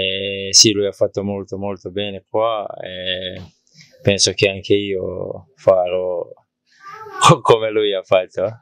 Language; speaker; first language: Italian; non-native, learner; Croatian